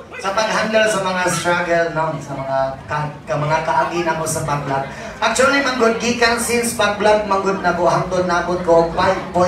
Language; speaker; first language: Cebuano; non-native, local second language; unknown